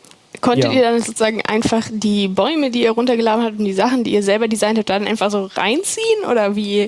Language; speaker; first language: German; native; German